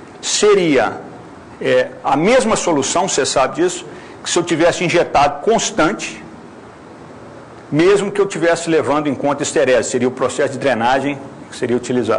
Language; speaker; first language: Portuguese; native; Portuguese